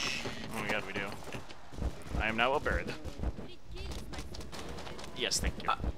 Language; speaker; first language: English; native; English